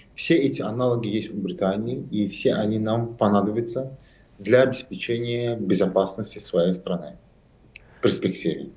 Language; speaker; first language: Russian; non-native, local second language; Azerbaijani